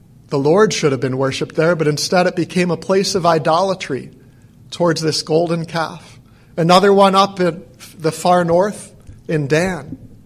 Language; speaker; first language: English; native; English